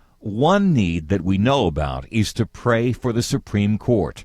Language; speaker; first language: English; native; English